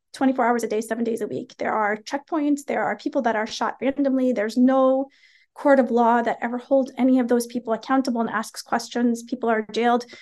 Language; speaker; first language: English; early bilingual, other home language; Arabic